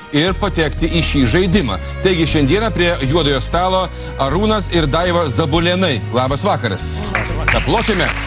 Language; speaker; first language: Lithuanian; native; Lithuanian